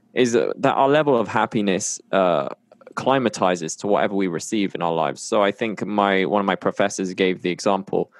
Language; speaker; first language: English; native; English